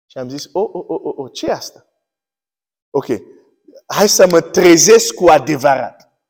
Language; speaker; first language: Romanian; early bilingual, heritage; Romanian